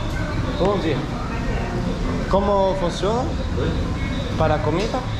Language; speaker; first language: Portuguese; non-native, learner; Danish